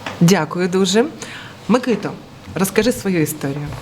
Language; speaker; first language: Ukrainian; native; Ukrainian